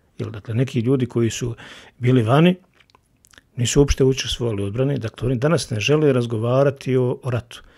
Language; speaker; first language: Bosnian; native; Bosnian